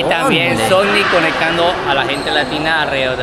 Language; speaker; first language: Spanish; native; Spanish